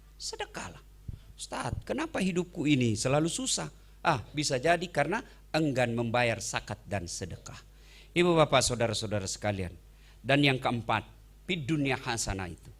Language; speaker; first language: Indonesian; native; Indonesian